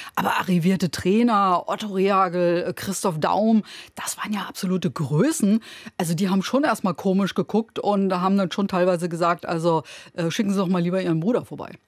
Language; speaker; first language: German; native; German